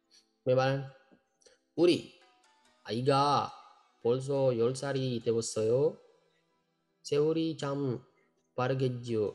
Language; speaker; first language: Korean; non-native, fluent; Sinhala